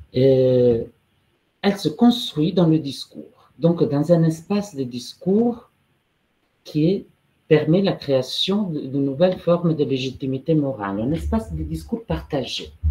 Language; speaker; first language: French; non-native, fluent; Italian